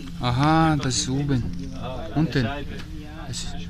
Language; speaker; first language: German; non-native, learner; Uzbek